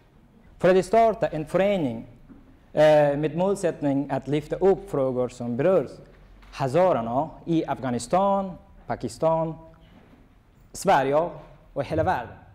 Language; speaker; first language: Swedish; non-native, fluent; Persian